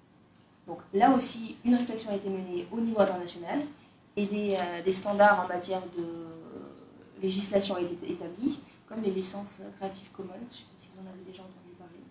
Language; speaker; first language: French; native; French